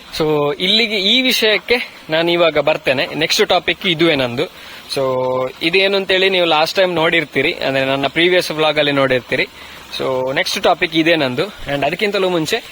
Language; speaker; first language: Kannada; non-native, local second language; Tulu